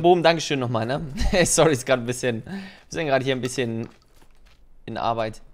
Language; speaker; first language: German; native; German